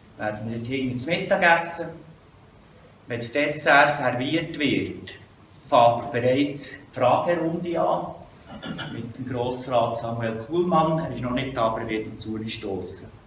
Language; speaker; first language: German; native; German